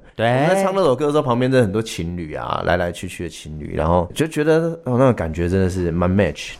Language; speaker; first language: Chinese; native; Chinese